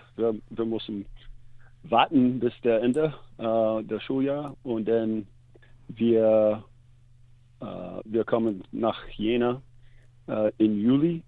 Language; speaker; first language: German; non-native, learner; English